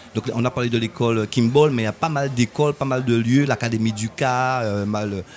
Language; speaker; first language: French; native; French